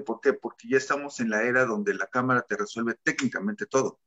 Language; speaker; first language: Spanish; native; Spanish